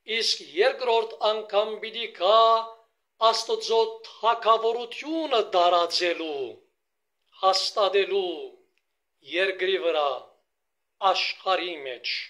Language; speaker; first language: Armenian; early bilingual, heritage; Armenian